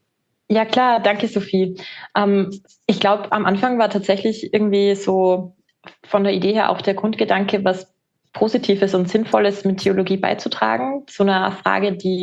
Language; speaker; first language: German; native; German